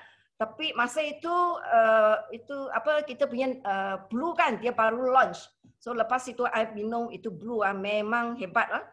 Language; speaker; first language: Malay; non-native, local second language; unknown